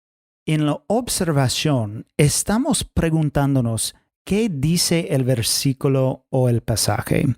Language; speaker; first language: Spanish; non-native, fluent; English